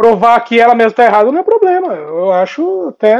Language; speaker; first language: Portuguese; native; Portuguese